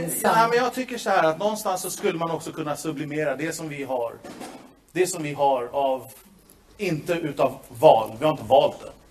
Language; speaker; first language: Swedish; native; Swedish